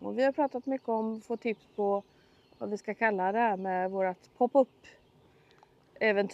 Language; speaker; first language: Swedish; native; Swedish